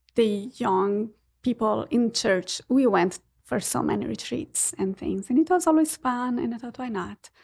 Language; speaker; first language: English; non-native, fluent; Portuguese